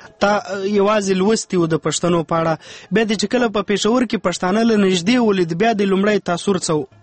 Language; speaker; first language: Pashto; native; Pashto